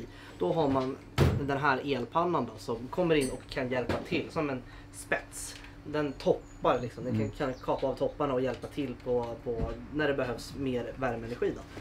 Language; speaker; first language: Swedish; native; Swedish